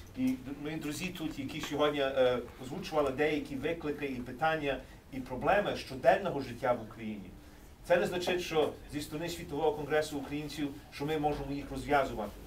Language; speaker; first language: Ukrainian; early bilingual, heritage; English